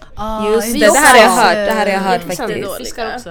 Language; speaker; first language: Swedish; native; Swedish